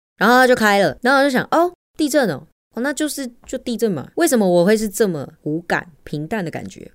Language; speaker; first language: Chinese; native; Chinese